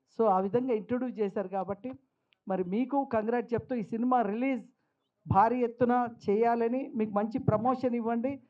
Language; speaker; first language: Telugu; native; Telugu